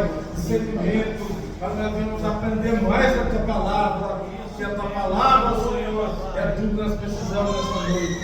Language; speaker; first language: Portuguese; native; Portuguese